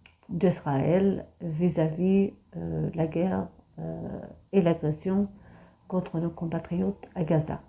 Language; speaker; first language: French; non-native, fluent; Arabic